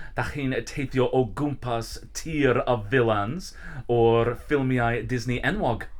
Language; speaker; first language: Welsh; non-native, learner; English